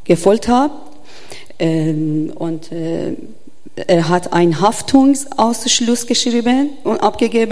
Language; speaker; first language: German; non-native, learner; Persian